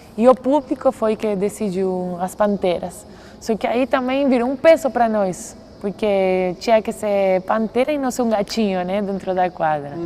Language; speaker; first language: Portuguese; non-native, fluent; Spanish